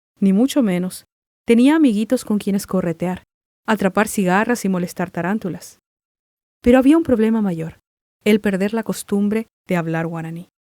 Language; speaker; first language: Spanish; non-native, local second language; Guarani